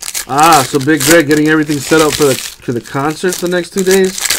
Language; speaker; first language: English; native; English